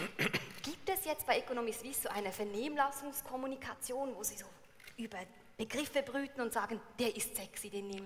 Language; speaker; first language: German; native; German